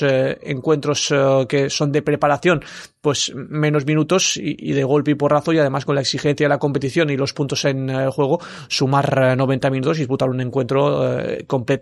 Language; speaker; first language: Spanish; native; Spanish